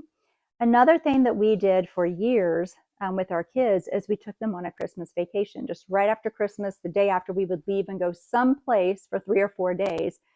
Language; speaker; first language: English; native; English